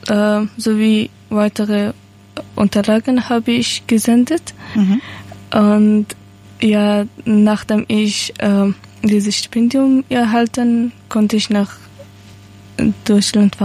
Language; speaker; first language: German; non-native, learner; Persian